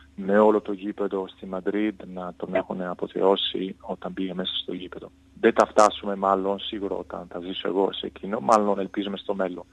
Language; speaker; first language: Greek; non-native, fluent; Italian